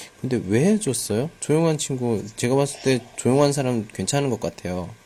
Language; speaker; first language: Korean; native; Korean